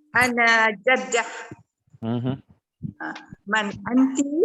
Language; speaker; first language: Arabic; non-native, learner; Malay